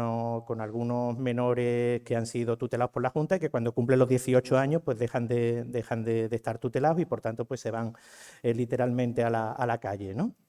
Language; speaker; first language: Spanish; native; Spanish